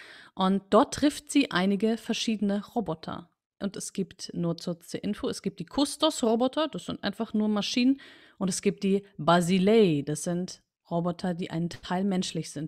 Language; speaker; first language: German; native; German